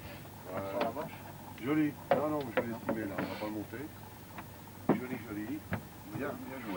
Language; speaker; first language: French; native; French